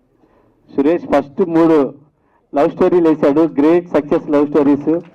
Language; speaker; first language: Telugu; native; Telugu